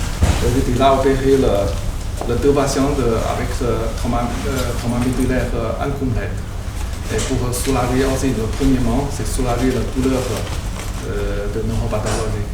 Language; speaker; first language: French; non-native, learner; Chinese